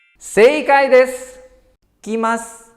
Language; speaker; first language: Japanese; non-native, fluent; Indonesian